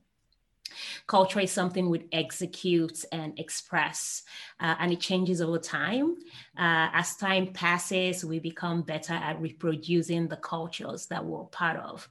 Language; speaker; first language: English; non-native, local second language; Igbo